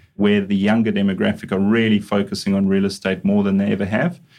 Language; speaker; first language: English; native; English